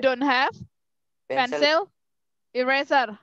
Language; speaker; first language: English; non-native, learner; Indonesian